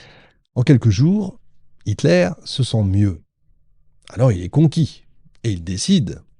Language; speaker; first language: French; native; French